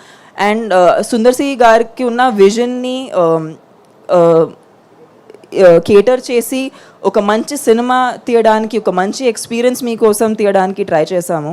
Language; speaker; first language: Telugu; non-native, fluent; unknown